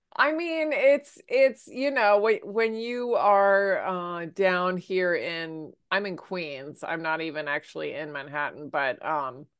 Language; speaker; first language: English; native; English